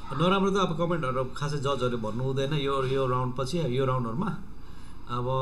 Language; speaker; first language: Nepali; native; Nepali